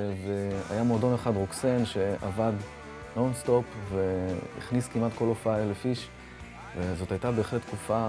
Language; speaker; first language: Hebrew; native; Hebrew